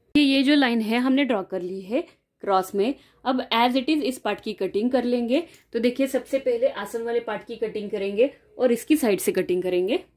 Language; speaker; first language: Hindi; non-native, local second language; Marathi